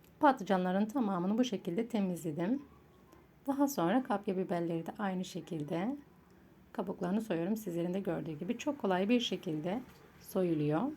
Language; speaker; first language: Turkish; native; Turkish